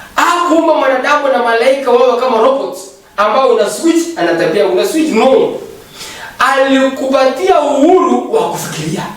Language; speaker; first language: Swahili; non-native, local second language; Kalenjin